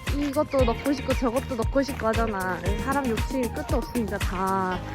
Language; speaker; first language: Korean; native; Korean